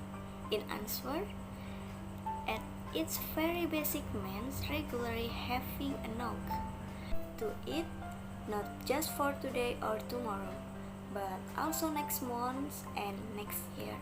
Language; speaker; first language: English; non-native, learner; Indonesian